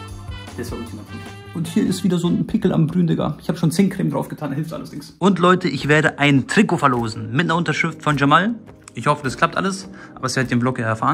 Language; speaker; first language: German; native; German